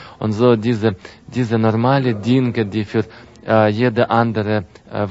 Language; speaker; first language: German; non-native, fluent; Russian